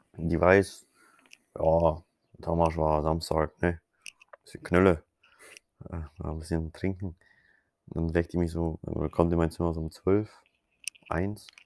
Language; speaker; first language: German; early bilingual, other home language; Polish